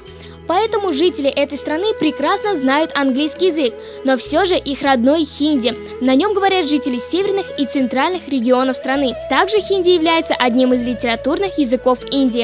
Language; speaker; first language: Russian; native; Russian